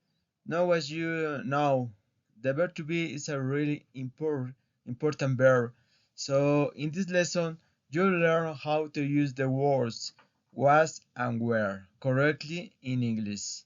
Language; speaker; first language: English; non-native, fluent; Spanish